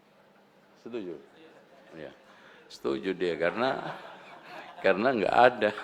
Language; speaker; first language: Indonesian; native; Indonesian